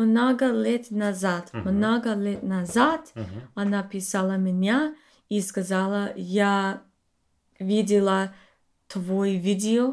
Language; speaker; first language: Russian; non-native, learner; English